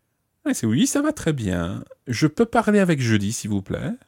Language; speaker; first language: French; non-native, fluent; English